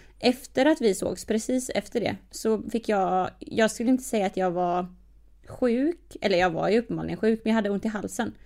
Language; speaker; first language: Swedish; native; Swedish